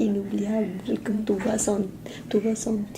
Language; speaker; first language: French; non-native, learner; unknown